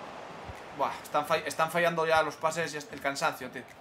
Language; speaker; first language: Spanish; native; Spanish